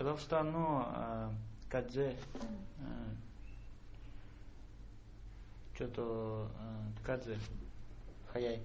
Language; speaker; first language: Japanese; non-native, learner; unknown